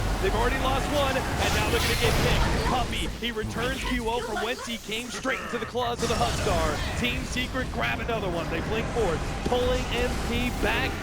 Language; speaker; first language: English; native; English